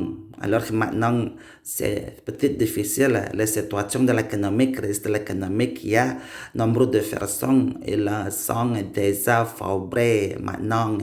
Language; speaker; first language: French; non-native, learner; Indonesian